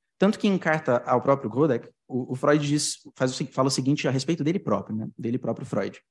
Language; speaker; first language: Portuguese; native; Portuguese